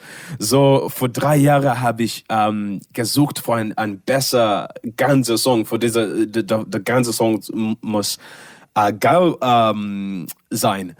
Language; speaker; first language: German; non-native, learner; English